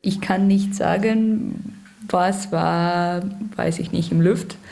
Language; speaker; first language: German; non-native, fluent; Russian